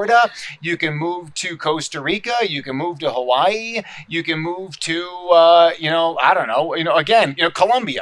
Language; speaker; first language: English; native; English